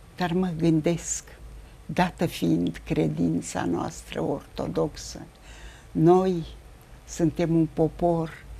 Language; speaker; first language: Romanian; native; Romanian